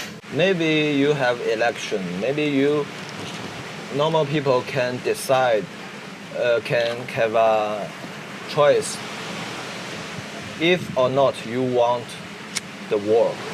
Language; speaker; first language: English; non-native, learner; Chinese